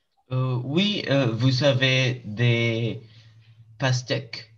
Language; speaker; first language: French; non-native, learner; English